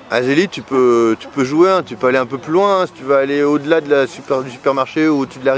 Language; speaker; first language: French; native; French